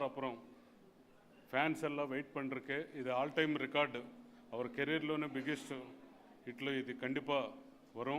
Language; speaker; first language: Tamil; non-native, local second language; Telugu